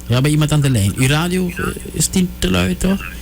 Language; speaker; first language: Dutch; native; Dutch